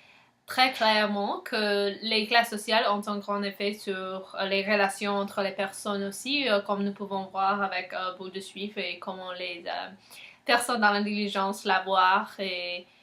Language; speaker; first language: French; non-native, learner; English